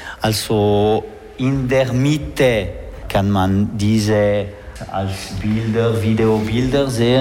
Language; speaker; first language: German; non-native, local second language; French